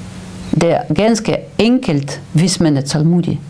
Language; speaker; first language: Danish; non-native, fluent; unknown